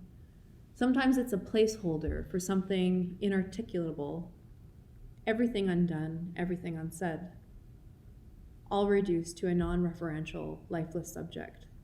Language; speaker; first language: English; native; English